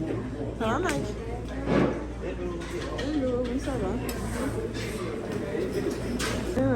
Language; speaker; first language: French; native; French